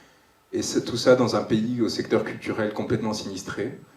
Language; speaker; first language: French; native; French